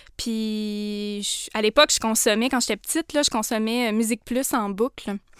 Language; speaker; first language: French; native; French